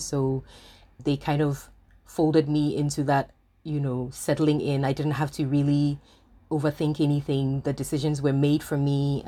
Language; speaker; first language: English; non-native, local second language; Akan